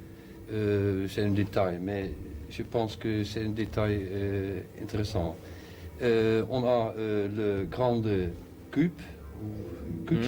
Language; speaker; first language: French; non-native, learner; Dutch